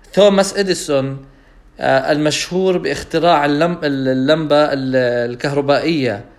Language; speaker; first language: Arabic; non-native, fluent; English